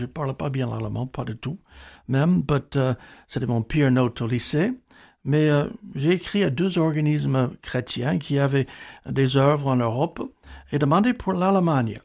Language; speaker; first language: French; non-native, fluent; English